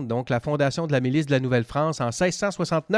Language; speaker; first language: French; native; French